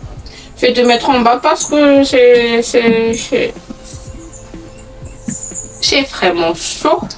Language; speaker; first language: French; non-native, local second language; Malagasy